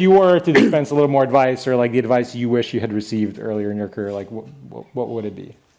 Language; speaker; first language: English; native; English